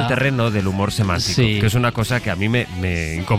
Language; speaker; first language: Spanish; native; Spanish